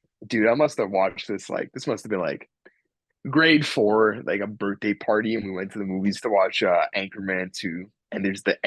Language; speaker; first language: English; native; English